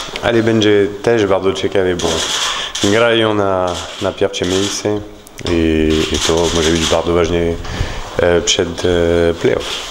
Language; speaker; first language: Polish; non-native, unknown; French